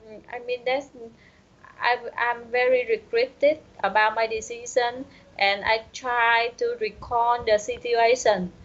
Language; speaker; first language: English; non-native, learner; Vietnamese